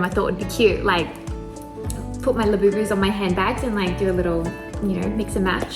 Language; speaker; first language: English; native; English